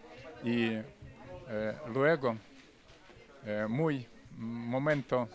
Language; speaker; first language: Spanish; non-native, fluent; Russian